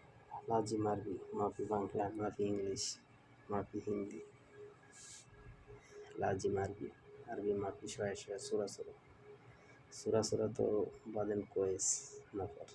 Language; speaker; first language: Arabic; non-native, learner; Bangla